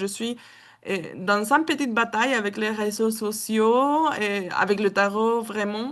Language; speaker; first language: French; non-native, learner; Spanish